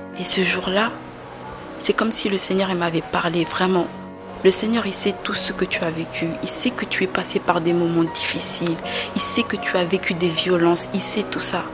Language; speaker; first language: French; early bilingual, other home language; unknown